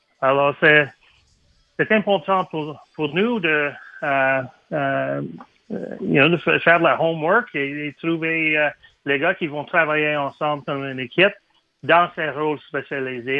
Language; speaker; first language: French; non-native, learner; English